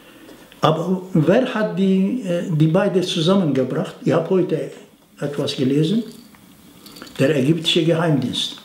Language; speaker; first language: German; non-native, fluent; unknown